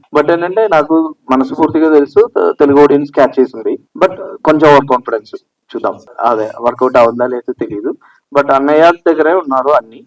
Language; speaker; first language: Telugu; non-native, learner; Malayalam